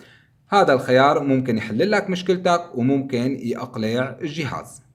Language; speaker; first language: Arabic; native; Arabic